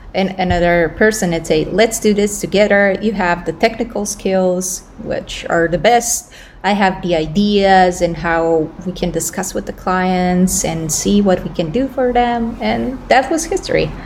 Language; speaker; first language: English; non-native, fluent; Romanian